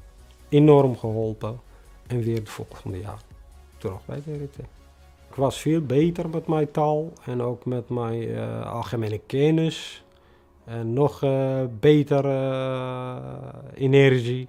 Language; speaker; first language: Dutch; non-native, fluent; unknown